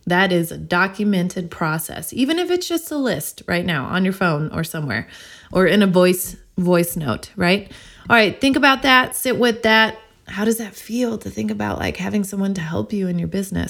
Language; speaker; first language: English; native; English